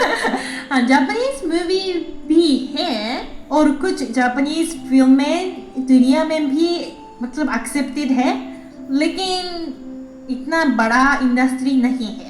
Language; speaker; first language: Hindi; non-native, fluent; Japanese